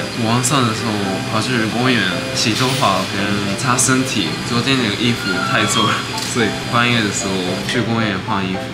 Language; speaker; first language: Chinese; early bilingual, heritage; Japanese